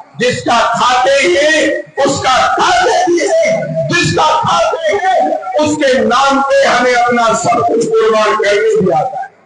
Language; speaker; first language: Urdu; non-native, local second language; Sindhi